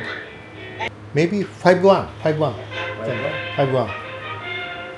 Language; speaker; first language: English; non-native, learner; Japanese